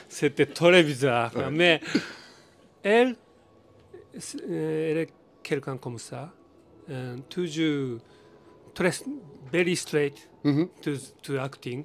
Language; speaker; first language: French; non-native, learner; Japanese